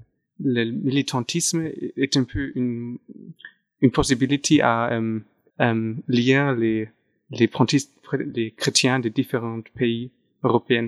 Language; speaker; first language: French; non-native, fluent; German